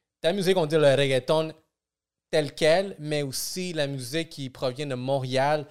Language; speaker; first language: French; early bilingual, other home language; Spanish